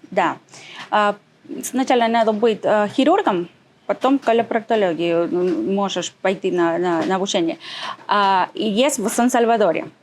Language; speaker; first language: Russian; non-native, learner; Spanish